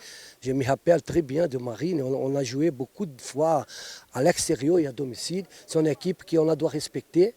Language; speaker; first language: French; non-native, fluent; Portuguese